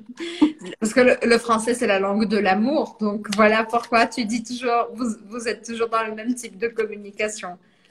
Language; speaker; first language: French; non-native, fluent; Portuguese